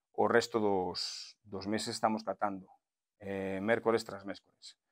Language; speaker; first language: Spanish; non-native, local second language; Galician